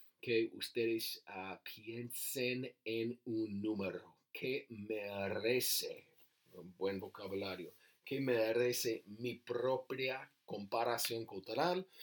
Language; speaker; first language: Spanish; non-native, learner; English